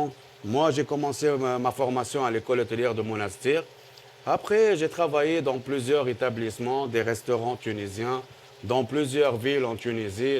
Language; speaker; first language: French; non-native, local second language; Arabic